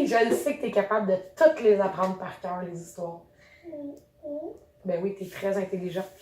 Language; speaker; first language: French; native; French